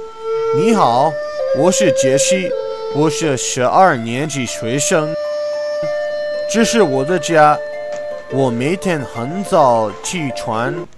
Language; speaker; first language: Chinese; non-native, learner; English